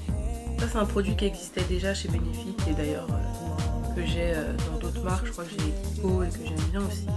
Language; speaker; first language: French; native; French